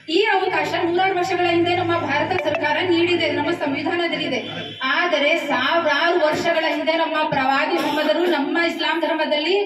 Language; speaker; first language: Kannada; non-native, local second language; Urdu